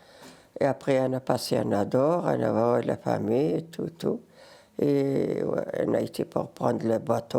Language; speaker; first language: French; non-native, learner; Riffian